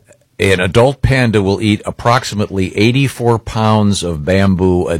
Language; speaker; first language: English; native; English